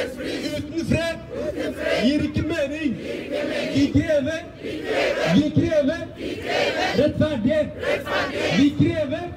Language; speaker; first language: Norwegian; non-native, learner; Oromo